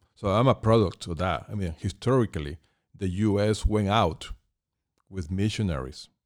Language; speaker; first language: English; non-native, fluent; Spanish